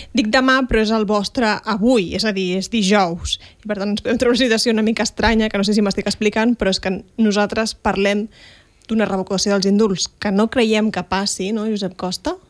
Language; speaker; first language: Catalan; native; Catalan